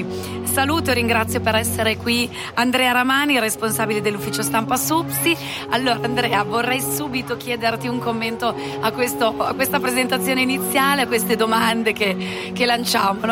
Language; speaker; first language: Italian; native; Italian